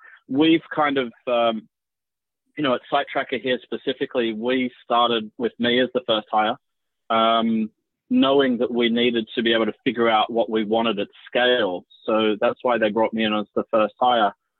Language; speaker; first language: English; native; English